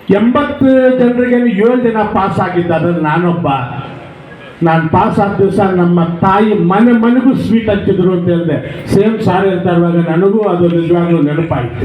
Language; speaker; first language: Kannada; non-native, local second language; Telugu